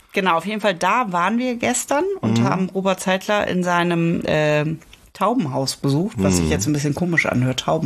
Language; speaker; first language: German; native; German